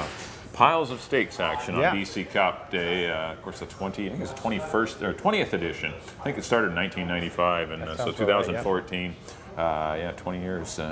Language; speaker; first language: English; native; English